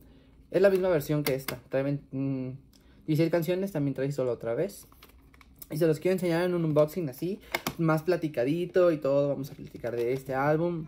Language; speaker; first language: Spanish; native; Spanish